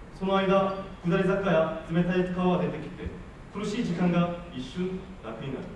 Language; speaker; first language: Japanese; non-native, fluent; Korean